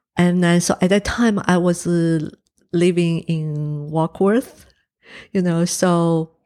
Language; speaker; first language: English; non-native, fluent; Chinese